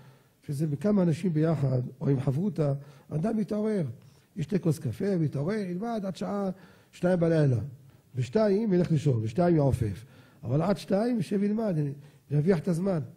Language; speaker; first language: Hebrew; native; Hebrew